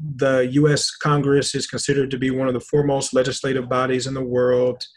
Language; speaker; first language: English; native; English